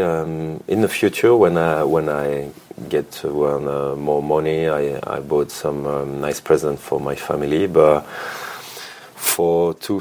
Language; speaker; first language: English; non-native, fluent; French